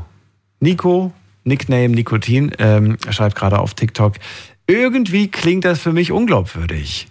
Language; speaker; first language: German; native; German